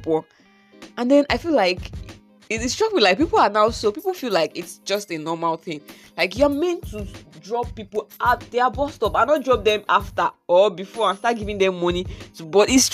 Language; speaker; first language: English; non-native, local second language; Yoruba